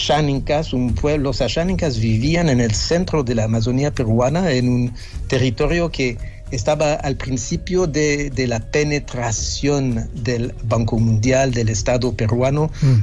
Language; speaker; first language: Spanish; non-native, fluent; French